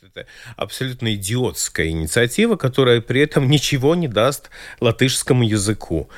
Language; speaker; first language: Russian; non-native, local second language; Latvian